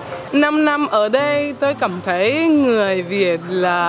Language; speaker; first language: Vietnamese; non-native, fluent; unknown